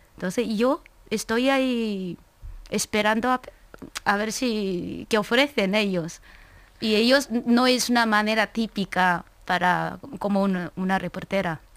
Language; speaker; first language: Spanish; non-native, fluent; Korean